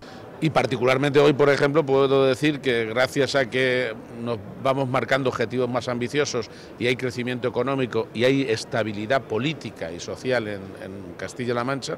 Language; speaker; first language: Spanish; native; Spanish